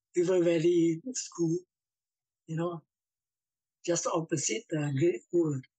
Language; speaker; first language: English; non-native, local second language; Min Nan Chinese